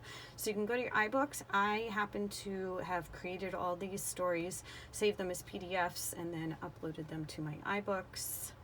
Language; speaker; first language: English; native; English